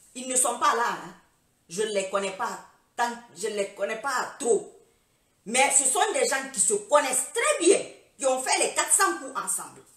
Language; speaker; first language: French; non-native, local second language; Fula